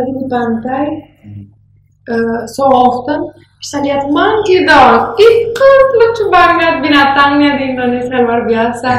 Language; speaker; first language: Indonesian; non-native, fluent; Romanian